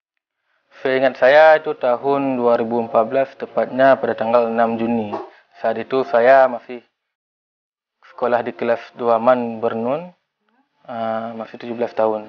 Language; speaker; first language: Indonesian; non-native, local second language; Achinese